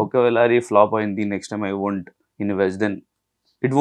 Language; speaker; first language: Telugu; non-native, local second language; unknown